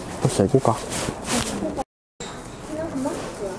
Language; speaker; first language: Japanese; native; Japanese